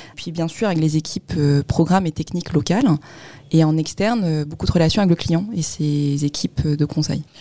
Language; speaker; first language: French; native; French